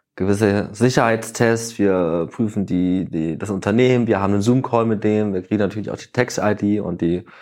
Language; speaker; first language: German; native; German